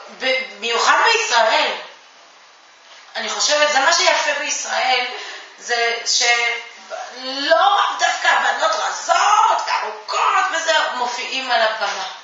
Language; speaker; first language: Hebrew; non-native, fluent; Japanese